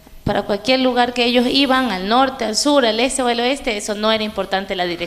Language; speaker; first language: Spanish; native; Spanish